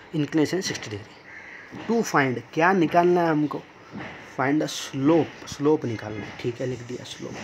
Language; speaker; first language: Hindi; non-native, local second language; Marathi